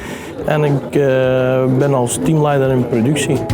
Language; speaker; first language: Dutch; non-native, fluent; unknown